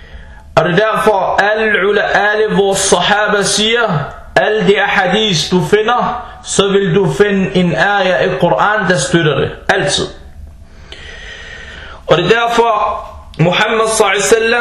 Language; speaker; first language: Danish; non-native, fluent; Arabic